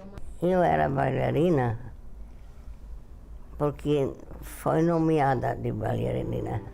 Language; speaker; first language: Portuguese; non-native, fluent; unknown